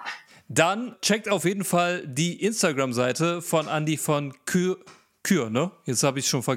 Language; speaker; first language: German; native; German